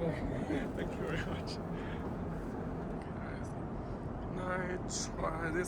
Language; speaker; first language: English; non-native, learner; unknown